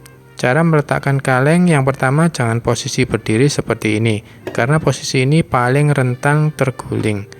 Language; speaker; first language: Indonesian; native; Indonesian